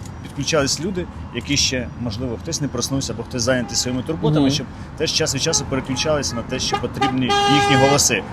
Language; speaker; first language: Ukrainian; native; Ukrainian